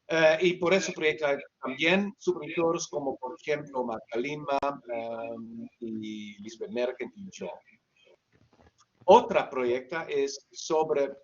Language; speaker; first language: Spanish; non-native, learner; Dutch